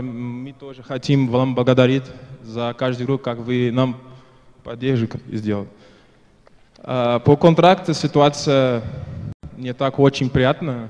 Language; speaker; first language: Russian; non-native, fluent; Portuguese